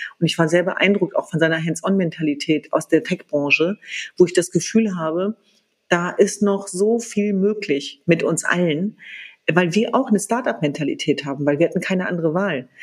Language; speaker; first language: German; early bilingual, other home language; Kurdish